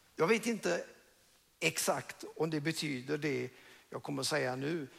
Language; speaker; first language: Swedish; non-native, fluent; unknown